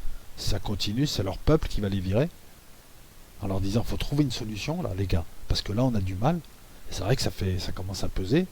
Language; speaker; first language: French; native; French